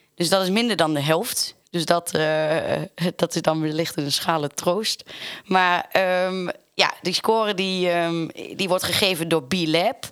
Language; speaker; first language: Dutch; native; Dutch